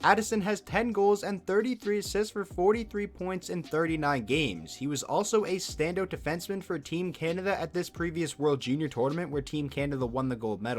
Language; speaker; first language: English; native; English